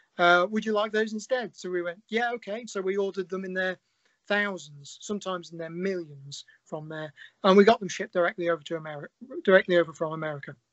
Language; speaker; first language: English; native; English